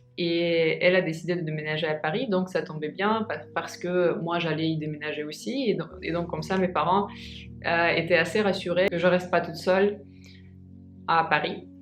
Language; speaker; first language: French; non-native, fluent; Russian